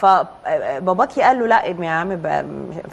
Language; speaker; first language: Arabic; native; Arabic